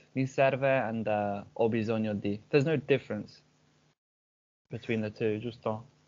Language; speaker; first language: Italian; non-native, learner; English